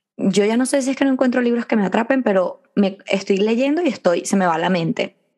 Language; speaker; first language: Spanish; native; Spanish